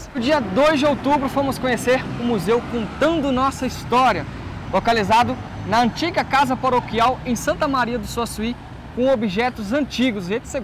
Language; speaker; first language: Portuguese; native; Portuguese